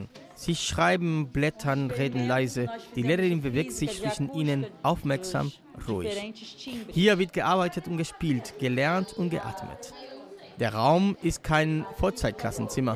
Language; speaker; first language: German; native; German